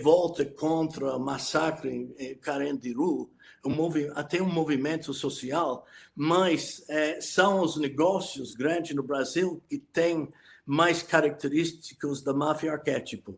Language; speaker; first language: Portuguese; non-native, fluent; English